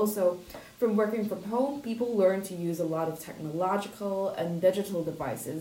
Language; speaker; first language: English; non-native, local second language; Cantonese